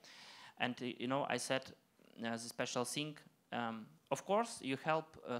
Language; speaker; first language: English; non-native, learner; Ukrainian